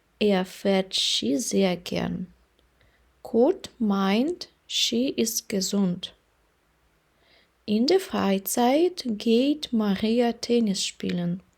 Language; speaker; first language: German; non-native, fluent; Ukrainian